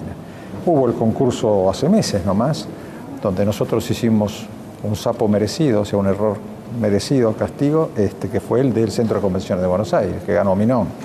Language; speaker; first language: Spanish; native; Spanish